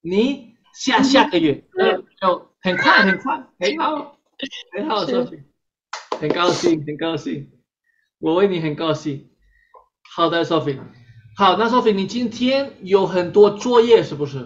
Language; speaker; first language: Chinese; non-native, fluent; Spanish